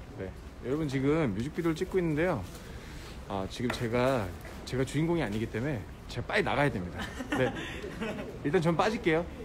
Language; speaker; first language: Korean; native; Korean